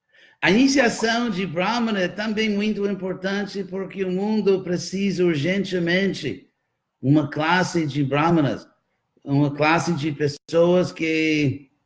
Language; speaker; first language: Portuguese; non-native, fluent; English